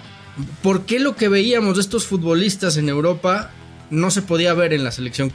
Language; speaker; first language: Spanish; native; Spanish